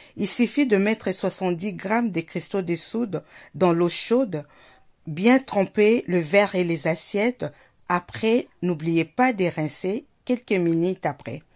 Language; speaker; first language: French; non-native, local second language; Lingala